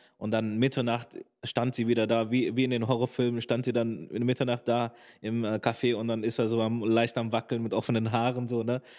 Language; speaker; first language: German; native; German